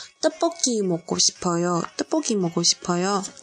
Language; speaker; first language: Korean; non-native, fluent; Chinese